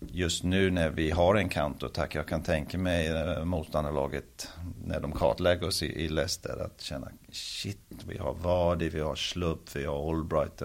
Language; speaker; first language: Swedish; early bilingual, heritage; Swedish